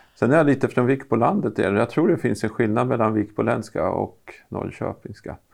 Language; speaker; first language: Swedish; native; Swedish